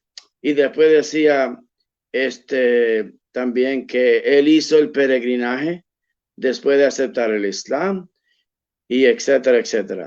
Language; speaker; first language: Spanish; early bilingual, heritage; Spanish